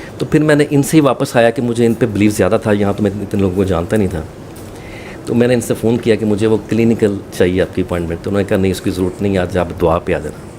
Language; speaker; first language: Urdu; native; Urdu